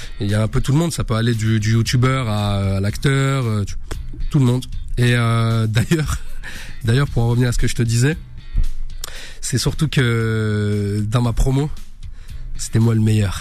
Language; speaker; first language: French; early bilingual, other home language; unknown